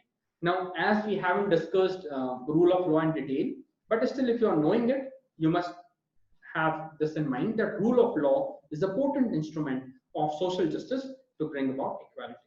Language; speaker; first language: English; non-native, local second language; Hindi